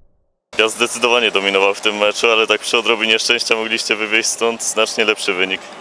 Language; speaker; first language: Polish; native; Polish